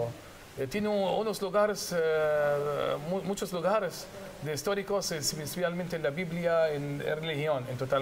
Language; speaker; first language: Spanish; non-native, fluent; Arabic